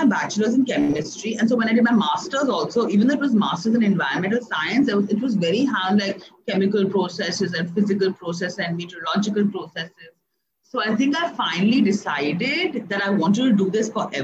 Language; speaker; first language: English; non-native, local second language; Hindi